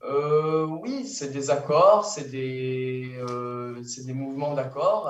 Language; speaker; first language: French; early bilingual, heritage; French